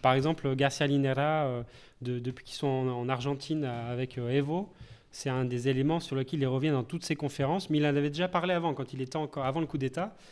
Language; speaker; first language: French; native; French